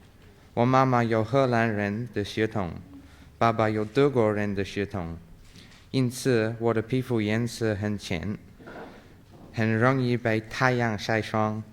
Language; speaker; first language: Chinese; non-native, fluent; English